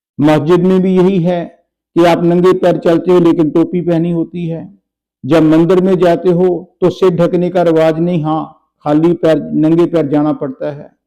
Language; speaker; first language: Hindi; non-native, local second language; Punjabi